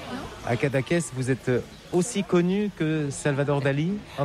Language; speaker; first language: French; native; French